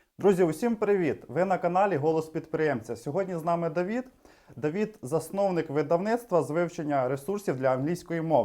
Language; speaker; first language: Ukrainian; native; Ukrainian